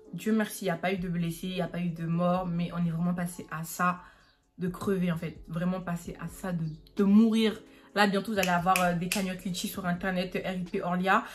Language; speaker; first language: French; native; French